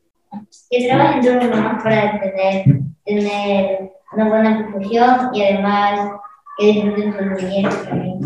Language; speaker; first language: Spanish; native; Spanish